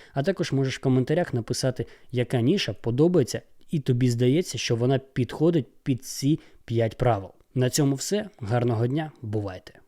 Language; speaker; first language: Ukrainian; non-native, local second language; Russian